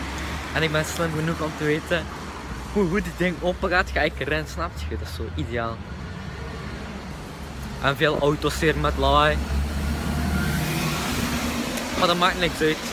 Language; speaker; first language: Dutch; early bilingual, heritage; Turkish